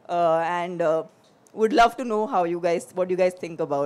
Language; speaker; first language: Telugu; non-native, fluent; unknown